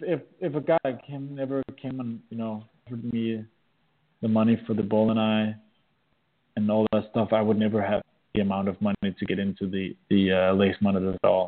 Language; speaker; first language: English; non-native, fluent; Danish